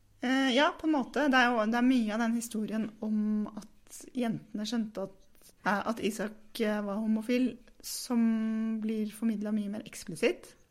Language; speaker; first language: Norwegian; native; Norwegian